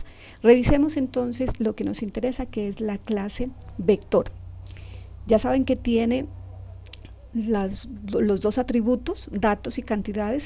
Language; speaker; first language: Spanish; native; Spanish